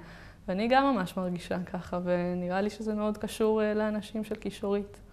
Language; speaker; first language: Hebrew; native; Hebrew